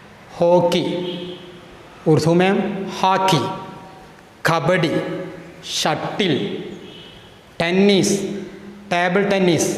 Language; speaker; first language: Hindi; non-native, local second language; Malayalam